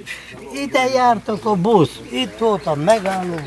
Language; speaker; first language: Hungarian; non-native, local second language; Romanian